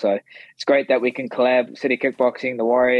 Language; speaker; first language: English; native; English